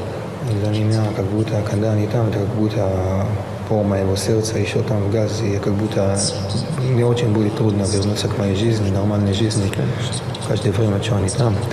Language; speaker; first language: Russian; early bilingual, heritage; Russian